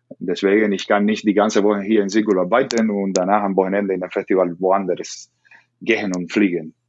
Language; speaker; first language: German; non-native, learner; Spanish